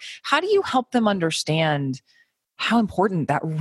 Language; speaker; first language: English; native; English